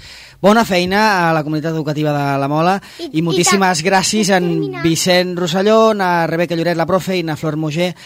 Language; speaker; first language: Catalan; native; Catalan